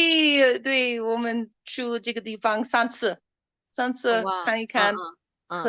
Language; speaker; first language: Chinese; non-native, learner; English